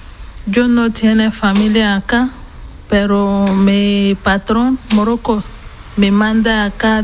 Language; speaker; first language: Spanish; non-native, learner; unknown